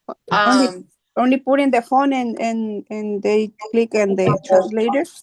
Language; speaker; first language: English; non-native, learner; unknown